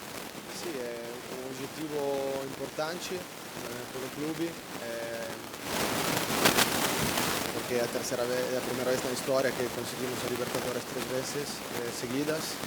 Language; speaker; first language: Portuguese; non-native, fluent; Italian